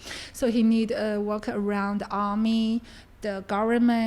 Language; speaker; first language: English; non-native, learner; Chinese